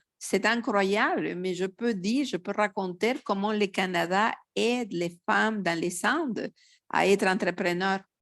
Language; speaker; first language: French; non-native, fluent; Spanish